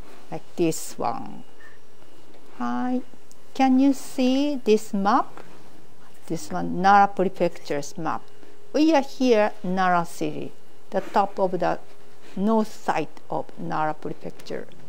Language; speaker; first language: English; non-native, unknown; Japanese